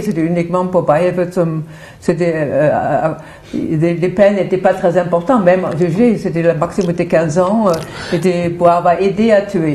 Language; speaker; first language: French; non-native, fluent; German